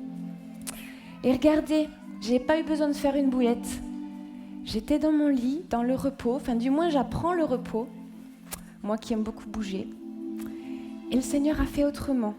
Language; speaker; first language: French; native; French